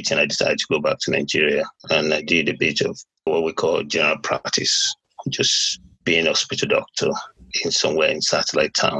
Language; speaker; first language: English; non-native, local second language; Yoruba